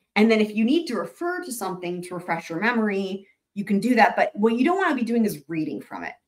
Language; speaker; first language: English; native; English